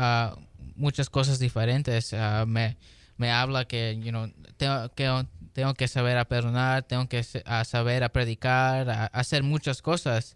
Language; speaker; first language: Spanish; early bilingual, heritage; Spanish